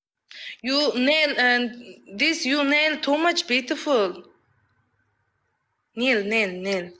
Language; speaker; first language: English; non-native, learner; Uzbek